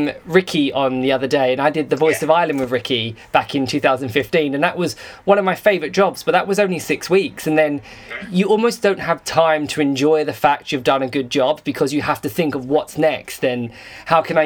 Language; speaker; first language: English; native; English